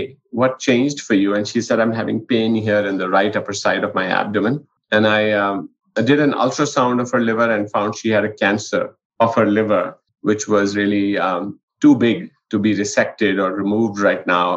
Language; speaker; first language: English; non-native, local second language; Punjabi